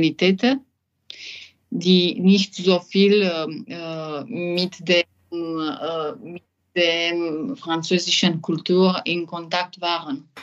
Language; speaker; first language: German; non-native, learner; French